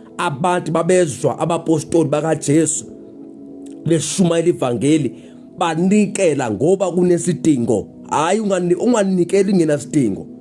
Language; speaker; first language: Zulu; non-native, local second language; Xhosa